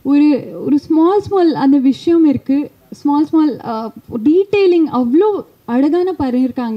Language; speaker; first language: Tamil; non-native, fluent; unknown